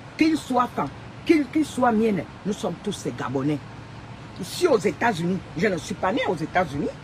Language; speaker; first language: French; non-native, local second language; Fang